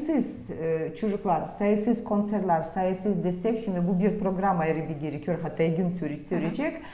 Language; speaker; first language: Turkish; non-native, fluent; Russian